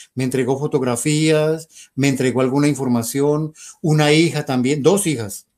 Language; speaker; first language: Spanish; native; Spanish